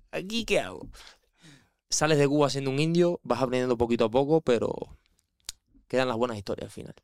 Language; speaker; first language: Spanish; native; Spanish